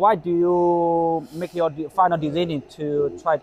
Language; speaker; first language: English; non-native, learner; Chinese